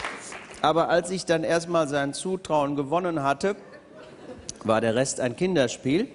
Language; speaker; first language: German; native; German